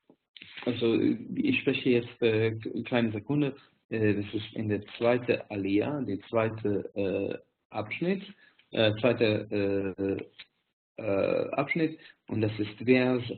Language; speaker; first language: German; non-native, fluent; Hungarian